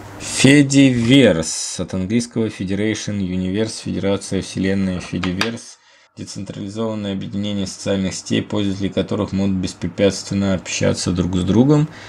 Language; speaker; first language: Russian; native; Russian